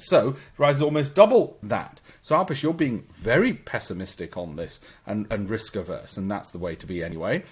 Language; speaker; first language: English; native; English